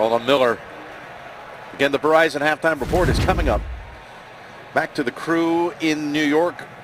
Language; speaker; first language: English; native; English